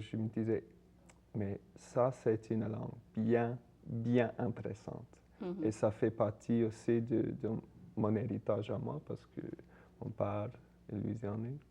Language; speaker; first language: French; non-native, fluent; English